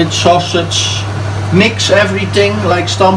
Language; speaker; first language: English; non-native, learner; Dutch